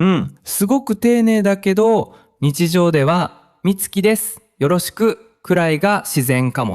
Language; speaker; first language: Japanese; native; Japanese